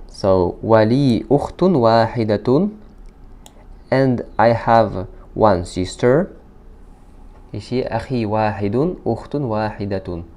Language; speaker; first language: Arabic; non-native, fluent; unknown